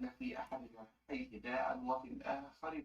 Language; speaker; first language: Arabic; native; Arabic